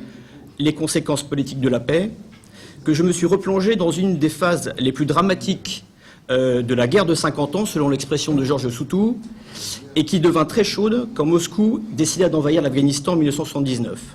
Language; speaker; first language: French; native; French